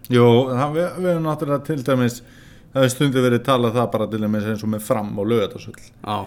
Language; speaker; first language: Icelandic; native; Icelandic